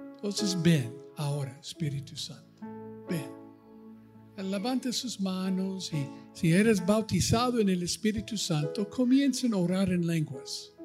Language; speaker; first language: Spanish; non-native, fluent; English